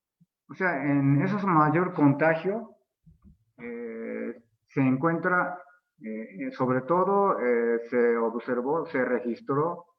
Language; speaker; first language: Spanish; non-native, fluent; Japanese